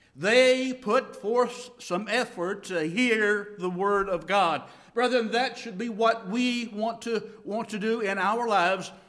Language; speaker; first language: English; native; English